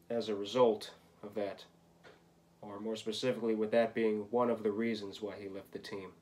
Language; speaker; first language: English; native; English